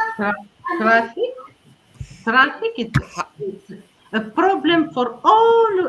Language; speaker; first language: English; non-native, learner; French